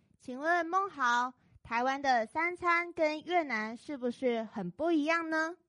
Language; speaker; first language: Chinese; native; Chinese